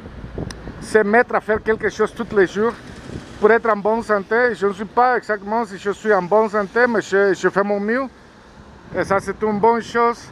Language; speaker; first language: French; non-native, fluent; Spanish